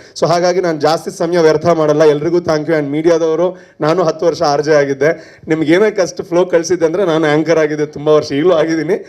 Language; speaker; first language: Kannada; non-native, local second language; Tulu